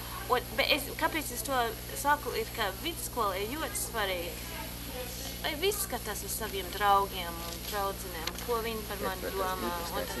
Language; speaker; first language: Latvian; early bilingual, heritage; Latvian